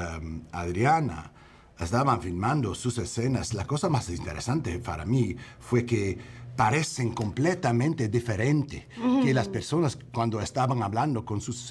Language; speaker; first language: Spanish; early bilingual, heritage; English